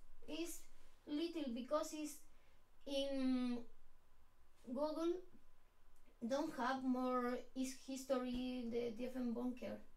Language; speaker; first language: English; non-native, learner; Spanish